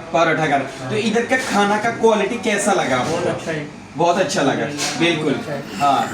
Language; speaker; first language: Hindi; non-native, learner; Bangla